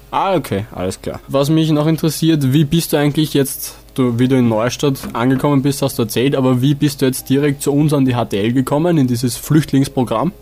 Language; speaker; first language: German; native; German